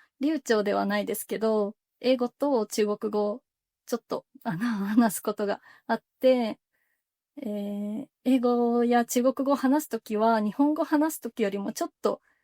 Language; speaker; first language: Japanese; native; Japanese